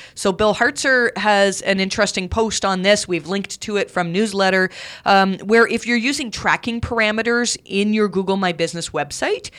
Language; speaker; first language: English; native; English